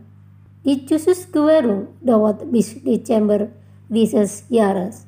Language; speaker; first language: German; non-native, fluent; Indonesian